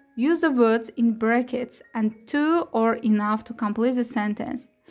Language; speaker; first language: English; non-native, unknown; Azerbaijani